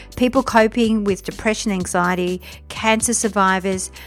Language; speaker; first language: English; early bilingual, other home language; French